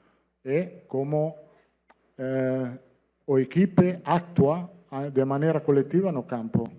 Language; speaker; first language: Portuguese; non-native, fluent; Italian